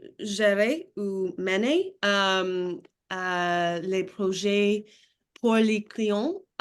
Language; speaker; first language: French; non-native, learner; English